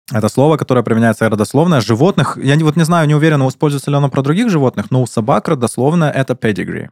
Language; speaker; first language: Russian; native; Russian